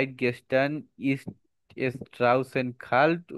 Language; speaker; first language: German; non-native, learner; Bangla